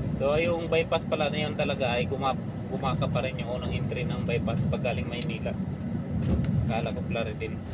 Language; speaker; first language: Filipino; non-native, local second language; Cebuano